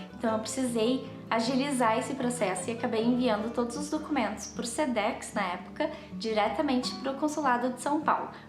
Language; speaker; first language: Portuguese; native; Portuguese